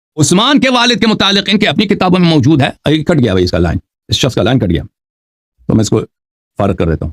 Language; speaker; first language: Urdu; non-native, fluent; Persian